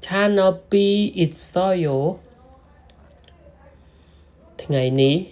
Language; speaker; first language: Korean; non-native, learner; Khmer